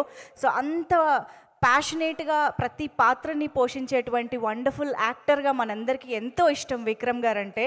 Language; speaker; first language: Telugu; native; Telugu